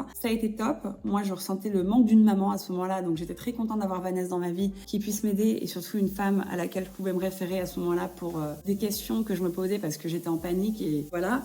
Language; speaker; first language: French; native; French